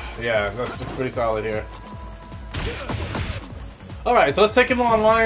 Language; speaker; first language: English; native; English